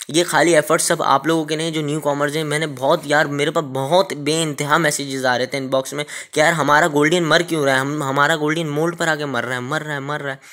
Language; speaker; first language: Urdu; native; Urdu